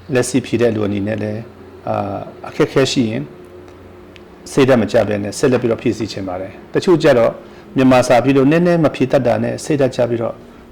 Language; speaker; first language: Burmese; non-native, local second language; Tedim Chin